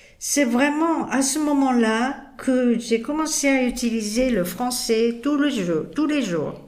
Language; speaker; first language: French; non-native, fluent; Japanese